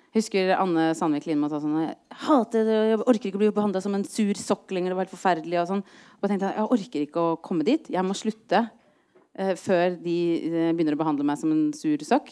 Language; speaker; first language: Norwegian; native; Norwegian